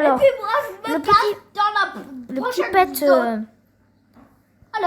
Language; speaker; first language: French; native; French